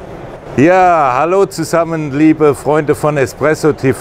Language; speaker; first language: German; native; German